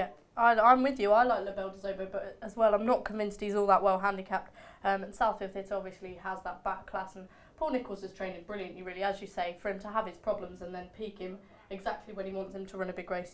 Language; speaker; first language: English; native; English